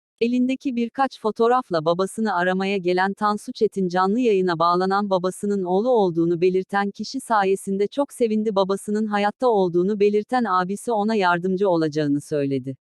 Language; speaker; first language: Turkish; native; Turkish